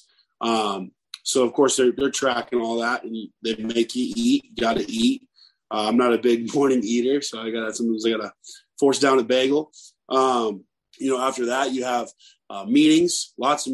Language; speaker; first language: English; native; English